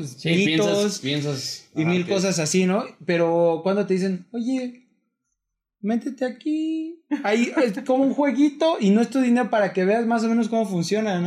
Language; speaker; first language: Spanish; native; Spanish